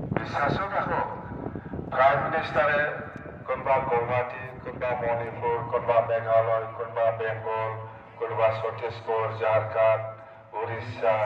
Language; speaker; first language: Assamese; non-native, local second language; Bodo